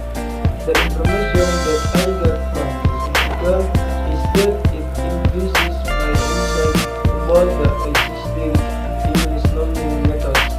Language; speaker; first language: English; non-native, learner; Indonesian